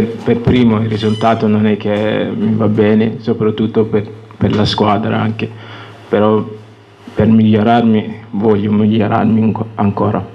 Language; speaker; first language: Italian; non-native, fluent; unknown